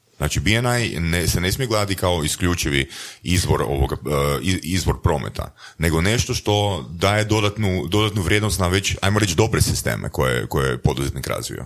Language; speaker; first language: Croatian; native; Croatian